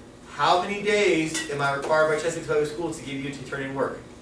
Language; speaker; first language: English; native; English